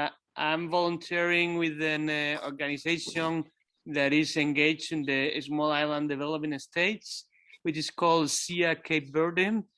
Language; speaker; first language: English; non-native, fluent; Kabuverdianu